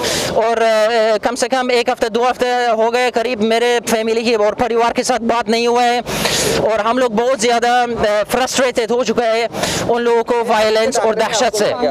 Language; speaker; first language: Hindi; non-native, fluent; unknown